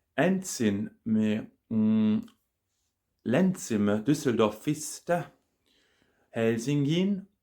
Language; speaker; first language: Finnish; non-native, learner; German